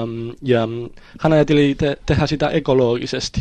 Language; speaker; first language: Finnish; non-native, fluent; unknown